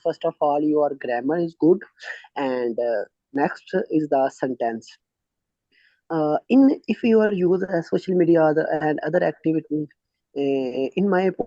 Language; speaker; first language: English; non-native, learner; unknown